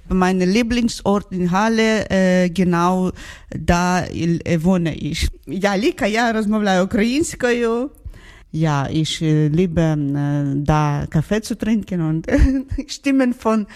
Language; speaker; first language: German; non-native, learner; Ukrainian